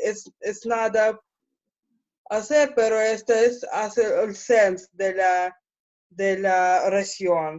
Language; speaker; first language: Spanish; non-native, learner; Russian